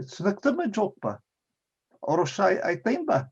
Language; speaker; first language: Kazakh; non-native, fluent; English